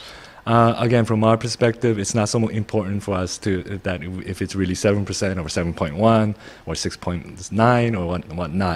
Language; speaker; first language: English; non-native, fluent; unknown